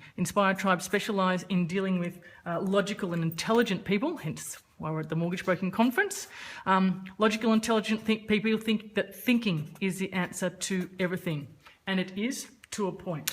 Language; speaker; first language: English; native; English